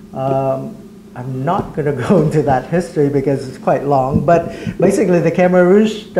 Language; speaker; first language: English; early bilingual, other home language; Vietnamese